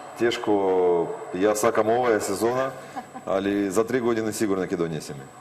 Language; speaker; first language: Macedonian; non-native, fluent; Russian